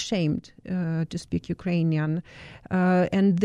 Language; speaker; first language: English; non-native, fluent; Ukrainian